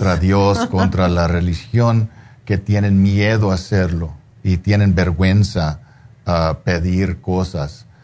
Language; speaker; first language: Spanish; non-native, fluent; English